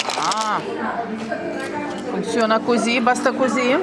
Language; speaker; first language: Italian; non-native, learner; Ukrainian